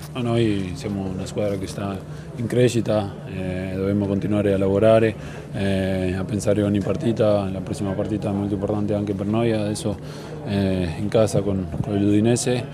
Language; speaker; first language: Italian; non-native, fluent; Spanish